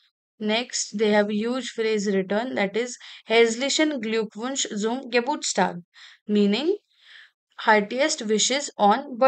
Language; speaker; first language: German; non-native, fluent; Hindi